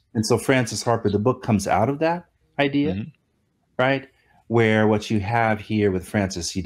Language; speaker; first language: English; native; English